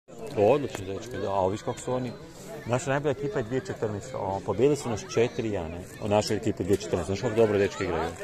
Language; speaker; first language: Serbian; native; Serbian